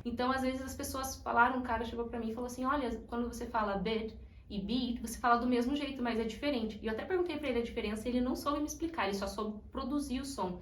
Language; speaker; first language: Portuguese; native; Portuguese